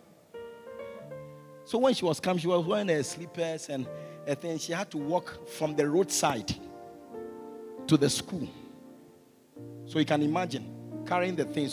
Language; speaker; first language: English; non-native, local second language; Ga